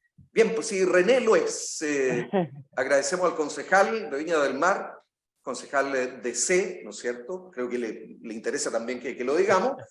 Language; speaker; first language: Spanish; native; Spanish